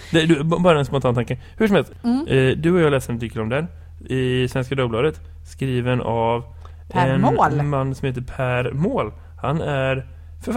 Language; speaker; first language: Swedish; native; Swedish